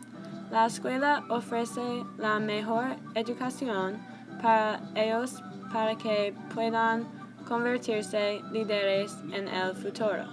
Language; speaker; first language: Spanish; non-native, learner; English